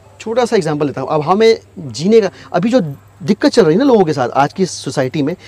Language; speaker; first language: Hindi; native; Hindi